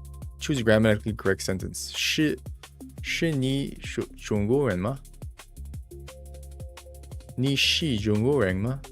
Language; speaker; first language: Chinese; non-native, learner; English